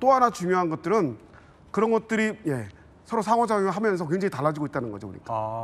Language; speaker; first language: Korean; native; Korean